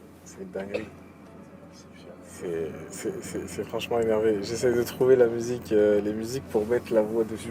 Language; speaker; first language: French; native; French